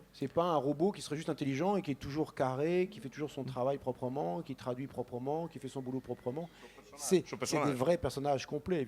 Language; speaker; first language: French; native; French